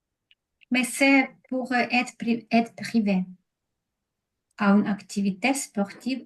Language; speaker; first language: French; non-native, learner; Ukrainian